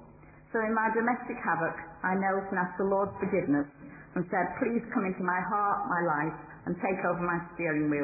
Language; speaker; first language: English; native; English